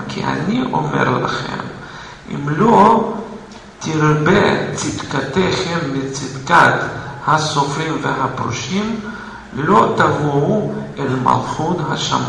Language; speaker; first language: Hebrew; non-native, fluent; Russian